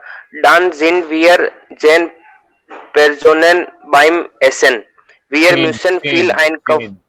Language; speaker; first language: German; non-native, learner; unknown